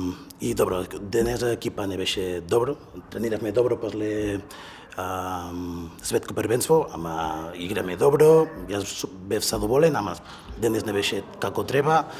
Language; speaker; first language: Macedonian; non-native, learner; Spanish